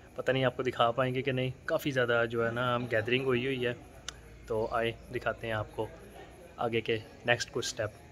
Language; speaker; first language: Urdu; non-native, local second language; Punjabi